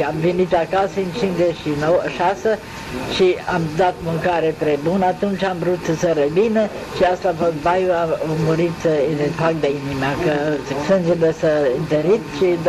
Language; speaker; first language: Romanian; non-native, local second language; German